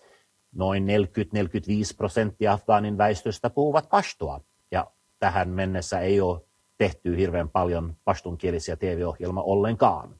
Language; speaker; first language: Finnish; early bilingual, heritage; Finnish